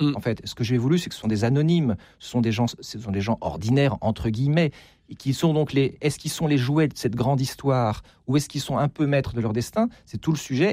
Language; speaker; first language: French; native; French